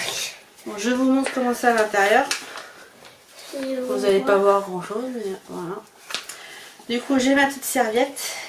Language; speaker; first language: French; native; French